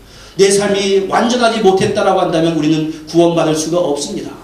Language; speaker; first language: Korean; native; Korean